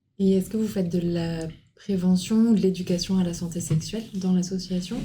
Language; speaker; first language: French; native; French